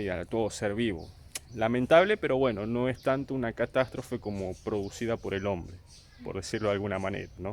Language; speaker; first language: Spanish; native; Spanish